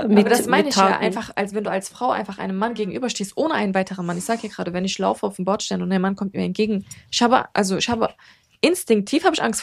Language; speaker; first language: German; early bilingual, other home language; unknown